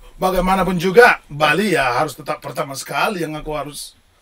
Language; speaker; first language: Indonesian; native; Indonesian